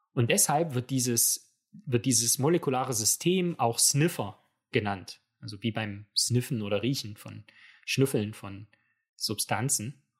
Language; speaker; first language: German; native; German